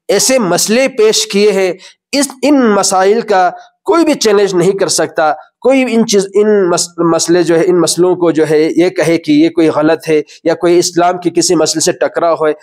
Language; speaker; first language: Urdu; non-native, local second language; Balti